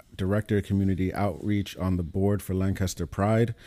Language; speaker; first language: English; native; English